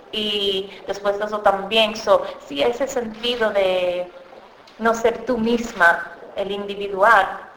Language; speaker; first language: Spanish; early bilingual, other home language; English